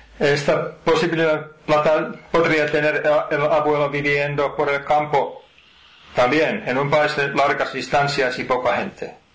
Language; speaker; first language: Spanish; non-native, fluent; Finnish